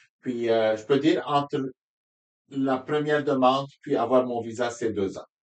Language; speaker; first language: French; non-native, local second language; Arabic